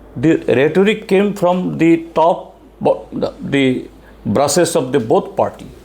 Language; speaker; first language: English; non-native, local second language; Bangla